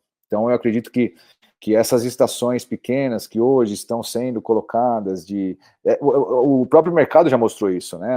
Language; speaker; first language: Portuguese; native; Portuguese